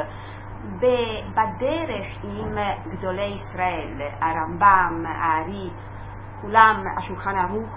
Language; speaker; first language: Hebrew; non-native, fluent; Italian